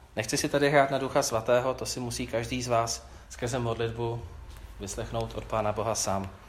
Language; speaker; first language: Czech; native; Czech